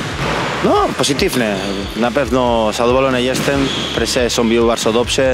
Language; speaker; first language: Polish; non-native, learner; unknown